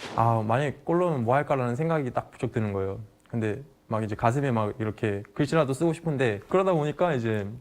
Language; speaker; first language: Korean; native; Korean